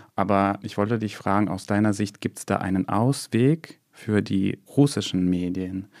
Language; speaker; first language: German; non-native, fluent; Russian